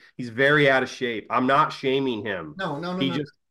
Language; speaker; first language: English; native; English